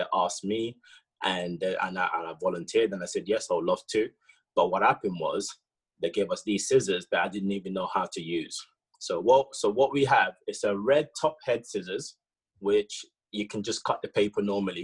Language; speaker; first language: English; early bilingual, other home language; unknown